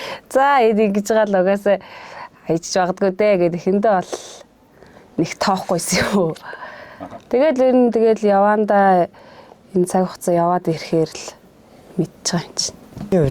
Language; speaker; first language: Mongolian; native; Mongolian